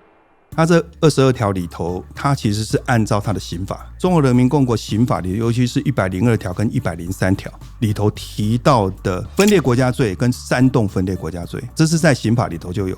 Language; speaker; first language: Chinese; native; Chinese